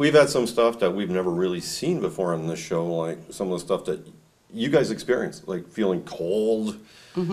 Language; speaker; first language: English; native; English